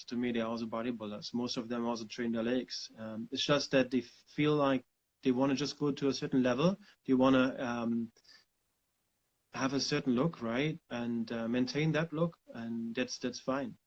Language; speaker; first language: English; non-native, fluent; German